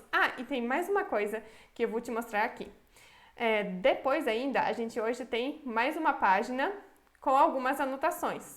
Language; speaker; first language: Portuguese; non-native, fluent; Polish